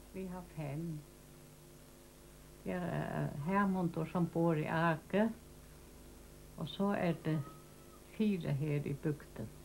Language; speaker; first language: Danish; non-native, local second language; Faroese